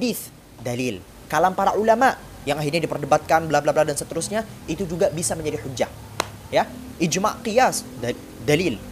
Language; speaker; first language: Indonesian; native; Indonesian